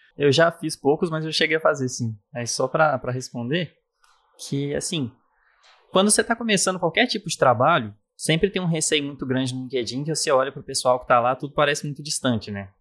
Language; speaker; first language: Portuguese; native; Portuguese